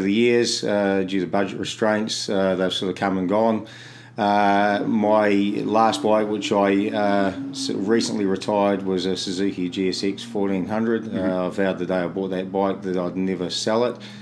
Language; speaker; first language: English; native; English